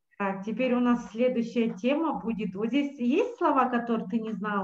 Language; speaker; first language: Russian; native; Russian